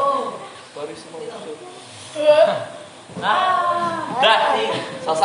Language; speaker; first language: Indonesian; native; Indonesian